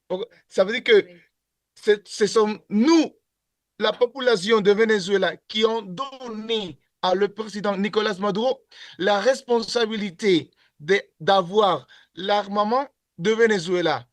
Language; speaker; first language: French; non-native, learner; Spanish